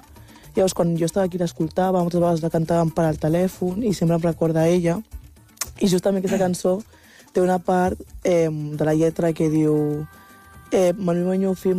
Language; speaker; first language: Catalan; early bilingual, other home language; Wolof